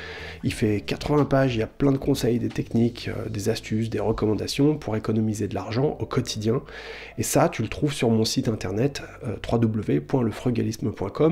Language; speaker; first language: French; native; French